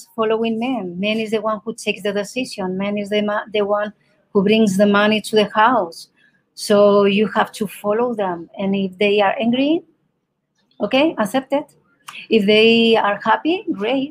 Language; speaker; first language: English; non-native, fluent; Spanish